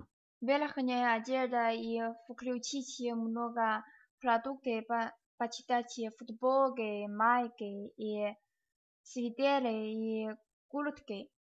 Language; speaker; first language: Russian; non-native, learner; Chinese